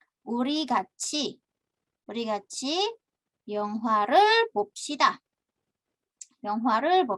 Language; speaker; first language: Korean; non-native, fluent; Indonesian